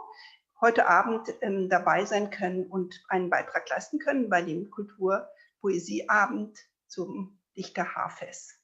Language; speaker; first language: German; native; German